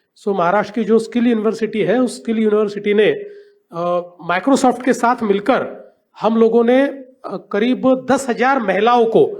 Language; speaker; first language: Hindi; non-native, local second language; Marathi